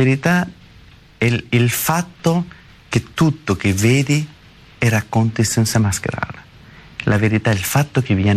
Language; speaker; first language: Italian; non-native, learner; Persian